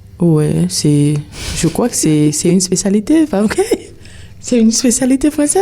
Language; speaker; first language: French; non-native, local second language; Haitian Creole